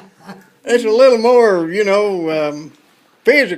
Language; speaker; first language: English; native; English